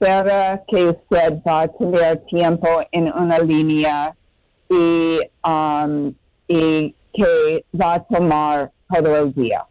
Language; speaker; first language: Spanish; non-native, learner; English